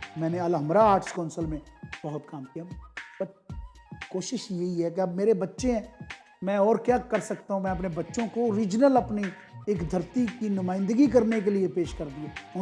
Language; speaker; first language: Urdu; non-native, local second language; Punjabi